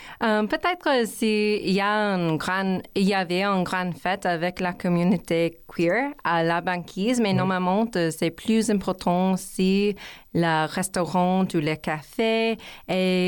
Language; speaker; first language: French; non-native, learner; English